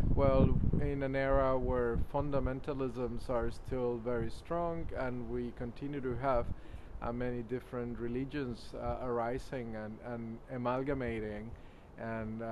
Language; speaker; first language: English; non-native, fluent; Spanish